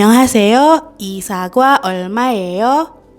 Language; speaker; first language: Korean; non-native, fluent; Indonesian